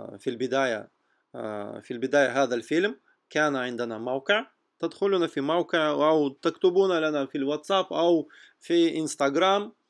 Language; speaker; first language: Arabic; non-native, fluent; Russian